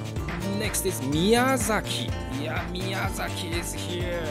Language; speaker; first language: English; non-native, learner; Japanese